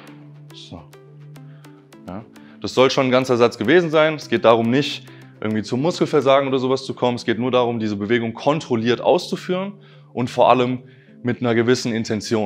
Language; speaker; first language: German; native; German